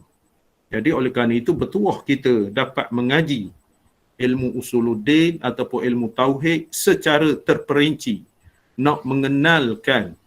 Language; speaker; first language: Malay; native; Malay